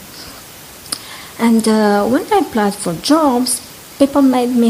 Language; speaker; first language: English; non-native, fluent; Italian